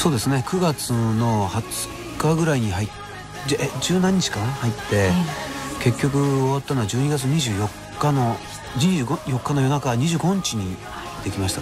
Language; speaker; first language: Japanese; native; Japanese